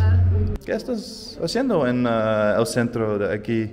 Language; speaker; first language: Spanish; non-native, learner; Dutch